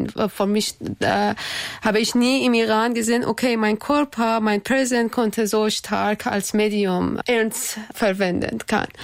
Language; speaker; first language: German; non-native, learner; Persian